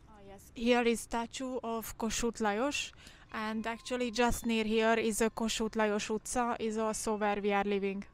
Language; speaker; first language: English; non-native, fluent; Hungarian